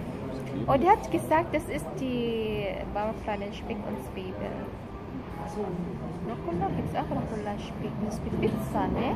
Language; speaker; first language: German; non-native, learner; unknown